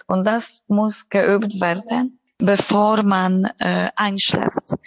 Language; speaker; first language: German; non-native, fluent; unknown